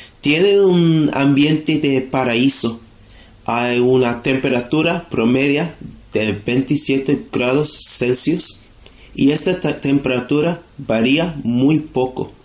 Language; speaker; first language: Spanish; non-native, fluent; English